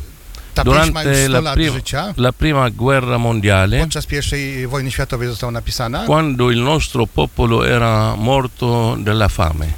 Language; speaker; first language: Italian; non-native, fluent; Arabic